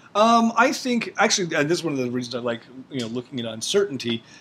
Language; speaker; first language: English; native; English